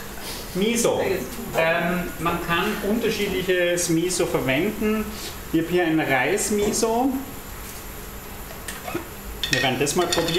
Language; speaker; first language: German; native; German